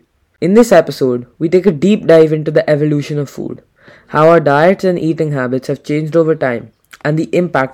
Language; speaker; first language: English; non-native, local second language; Hindi